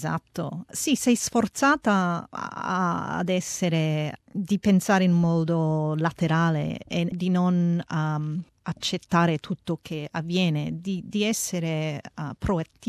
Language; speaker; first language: Italian; early bilingual, heritage; Italian